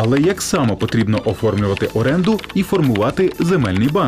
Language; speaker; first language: Ukrainian; native; Ukrainian